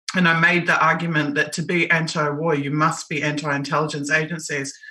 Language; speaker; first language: English; native; English